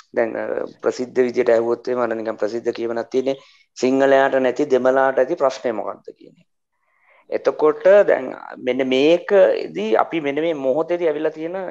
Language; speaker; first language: Sinhala; native; Sinhala